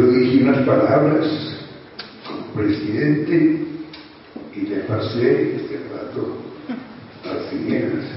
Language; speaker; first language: Spanish; native; Spanish